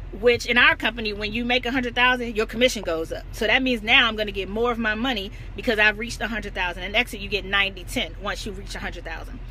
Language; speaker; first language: English; native; English